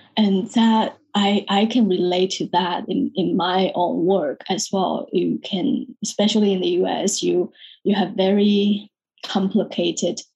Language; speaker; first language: English; non-native, fluent; Chinese